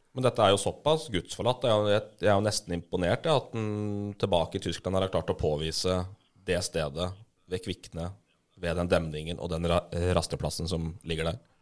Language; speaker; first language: Norwegian; native; Norwegian